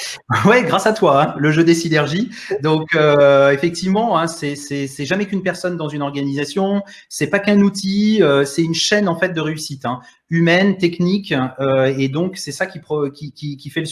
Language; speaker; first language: French; native; French